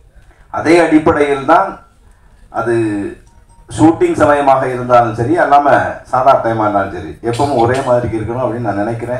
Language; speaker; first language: Tamil; native; Tamil